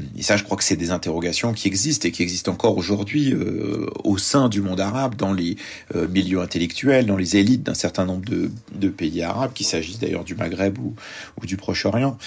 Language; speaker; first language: French; early bilingual, other home language; Arabic